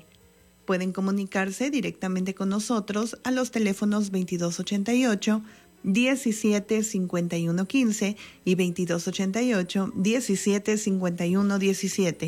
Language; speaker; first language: Spanish; native; Spanish